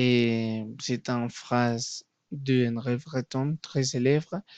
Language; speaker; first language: French; non-native, learner; Spanish